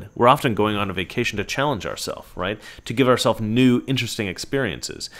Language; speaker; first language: English; native; English